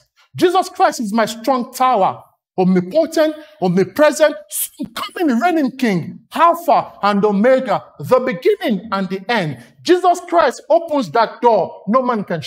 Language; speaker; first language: English; non-native, local second language; Yoruba